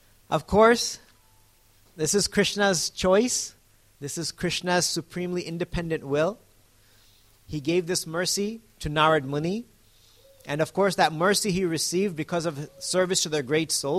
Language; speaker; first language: English; native; English